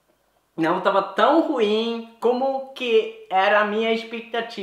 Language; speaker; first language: Portuguese; non-native, fluent; Swedish